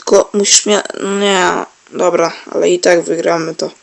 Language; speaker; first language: Polish; native; Polish